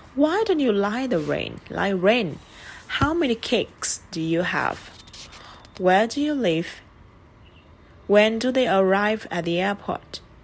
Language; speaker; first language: English; non-native, fluent; Vietnamese